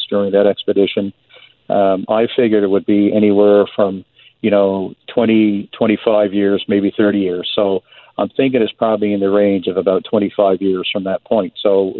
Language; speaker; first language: English; native; English